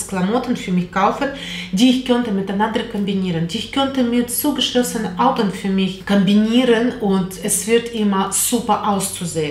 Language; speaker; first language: German; non-native, fluent; Russian